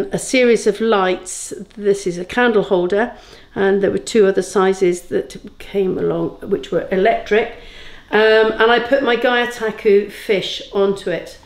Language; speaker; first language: English; native; English